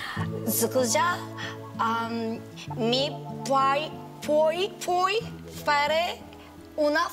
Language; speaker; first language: Italian; non-native, learner; Korean